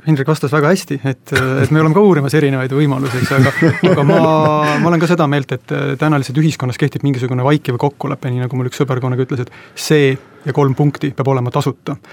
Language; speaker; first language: Estonian; native; Estonian